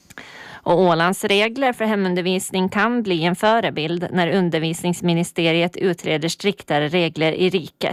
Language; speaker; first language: Swedish; native; Swedish